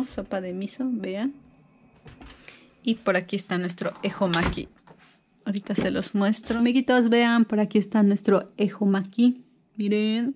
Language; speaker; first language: Spanish; native; Spanish